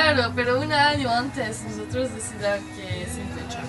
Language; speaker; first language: Spanish; non-native, learner; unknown